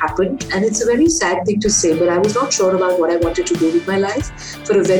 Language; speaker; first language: English; non-native, local second language; Bangla